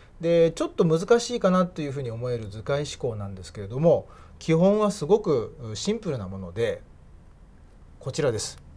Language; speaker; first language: Japanese; native; Japanese